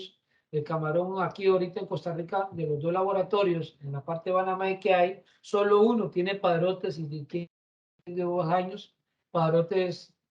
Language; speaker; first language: Spanish; native; Spanish